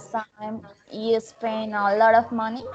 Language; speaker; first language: English; non-native, learner; Spanish